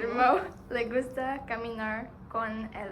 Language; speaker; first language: Spanish; non-native, learner; English